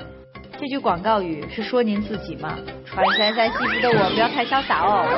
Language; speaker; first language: Chinese; native; Chinese